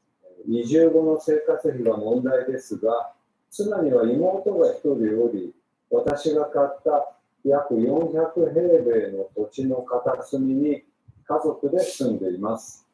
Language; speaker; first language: Japanese; native; Japanese